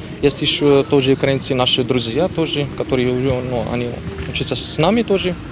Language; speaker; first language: Russian; non-native, learner; French